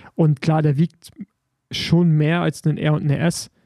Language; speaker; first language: German; native; German